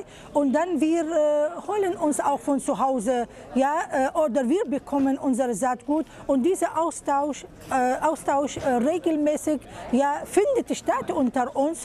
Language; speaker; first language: German; non-native, fluent; Arabic